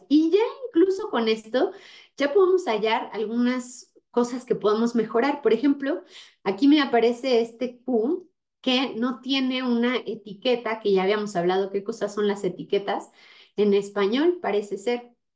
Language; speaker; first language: Spanish; native; Spanish